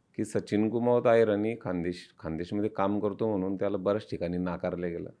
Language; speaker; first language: Marathi; native; Marathi